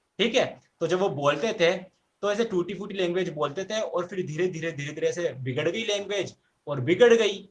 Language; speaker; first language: Hindi; native; Hindi